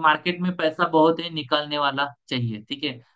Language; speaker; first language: Hindi; non-native, local second language; Marathi